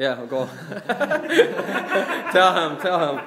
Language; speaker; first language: English; non-native, learner; Portuguese